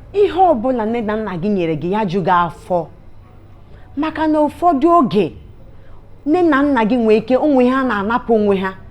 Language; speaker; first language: Igbo; native; Igbo